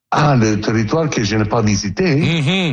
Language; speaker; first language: French; non-native, learner; Italian